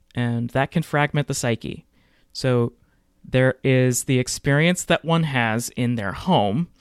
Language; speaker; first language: English; native; English